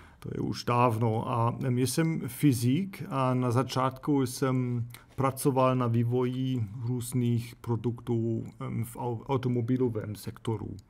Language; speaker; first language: Czech; non-native, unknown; German